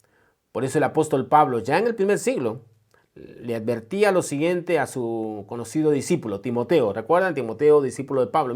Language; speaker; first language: Spanish; native; Spanish